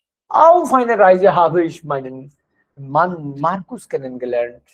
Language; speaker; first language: German; non-native, fluent; Hindi